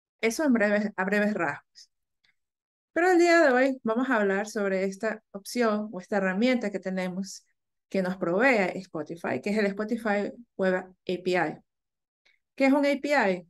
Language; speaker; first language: Spanish; native; Spanish